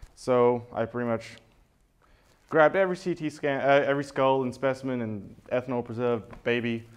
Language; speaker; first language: English; native; English